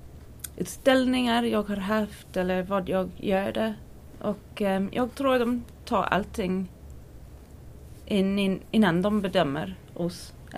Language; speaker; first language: Swedish; non-native, learner; English